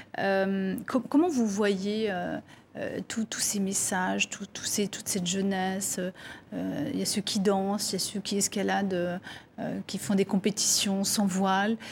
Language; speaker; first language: French; native; French